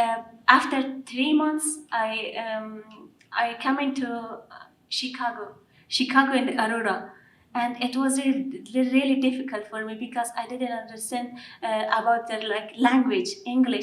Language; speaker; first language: English; non-native, learner; Persian